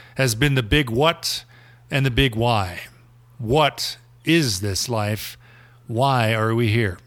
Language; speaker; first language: English; non-native, fluent; German